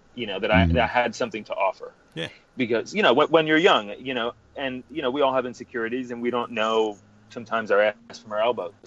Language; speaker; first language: English; native; English